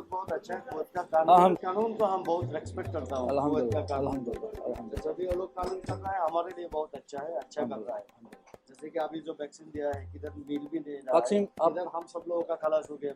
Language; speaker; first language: Hindi; non-native, local second language; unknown